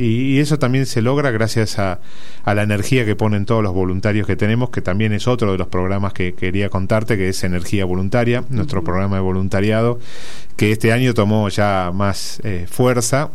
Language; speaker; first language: Spanish; native; Spanish